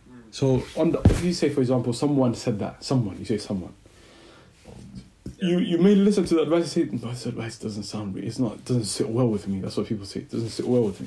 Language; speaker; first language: English; native; English